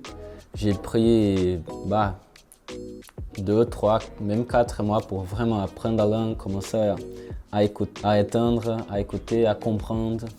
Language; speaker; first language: French; non-native, learner; Portuguese